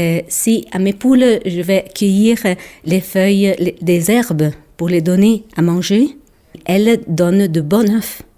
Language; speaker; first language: French; non-native, local second language; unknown